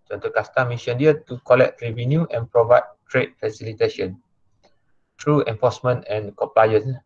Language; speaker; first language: English; non-native, local second language; Malay